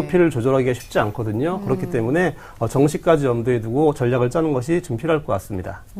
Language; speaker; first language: Korean; native; Korean